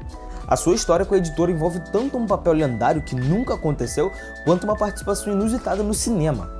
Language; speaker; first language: Portuguese; native; Portuguese